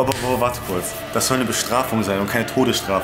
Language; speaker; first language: German; native; German